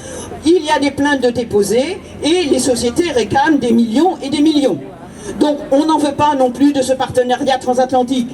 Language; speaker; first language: French; native; French